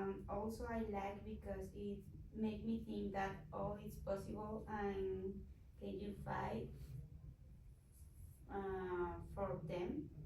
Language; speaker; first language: English; non-native, learner; Spanish